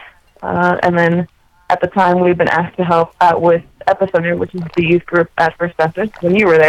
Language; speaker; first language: English; native; English